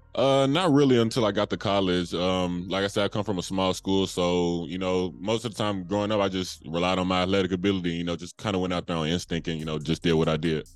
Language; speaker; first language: English; native; English